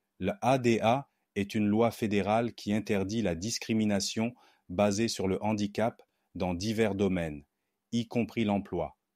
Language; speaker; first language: French; non-native, local second language; Haitian Creole